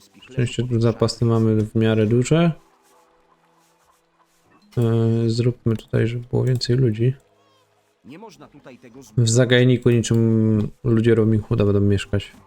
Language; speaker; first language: Polish; native; Polish